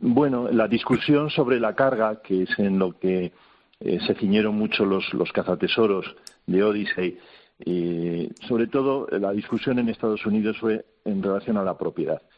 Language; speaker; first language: Spanish; native; Spanish